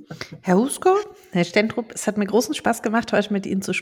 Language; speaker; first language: German; native; German